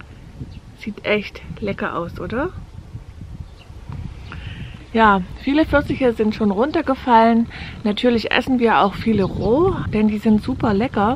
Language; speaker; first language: German; native; German